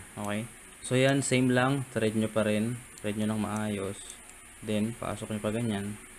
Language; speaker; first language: Filipino; native; Filipino